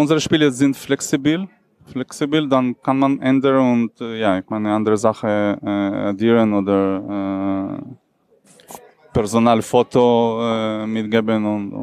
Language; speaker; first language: German; non-native, learner; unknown